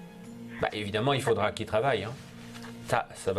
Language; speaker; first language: French; native; French